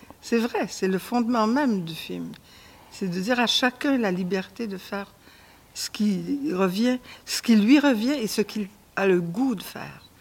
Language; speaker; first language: French; native; French